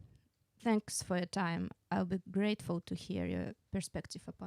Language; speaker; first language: English; non-native, fluent; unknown